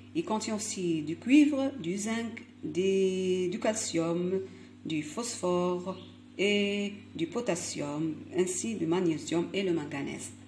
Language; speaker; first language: French; non-native, local second language; Arabic